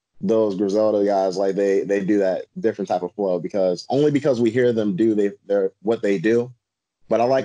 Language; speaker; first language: English; native; English